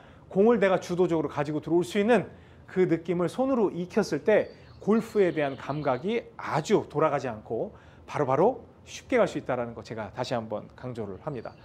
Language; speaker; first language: Korean; native; Korean